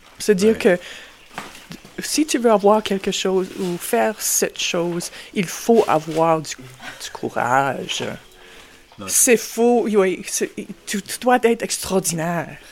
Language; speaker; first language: French; non-native, fluent; English